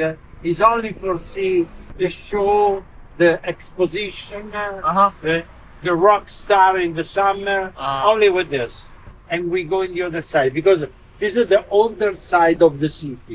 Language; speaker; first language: English; non-native, learner; Italian